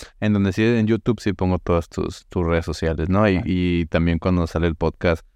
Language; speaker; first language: Spanish; native; Spanish